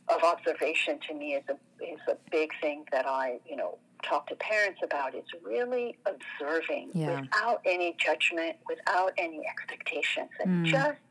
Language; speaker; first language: English; non-native, fluent; French